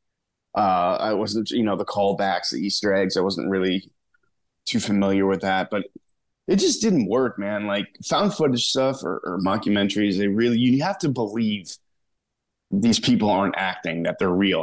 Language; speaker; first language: English; native; English